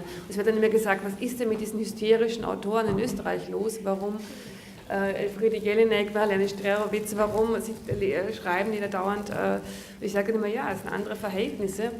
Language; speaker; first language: German; native; German